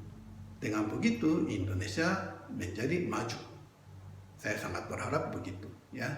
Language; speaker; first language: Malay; non-native, fluent; Japanese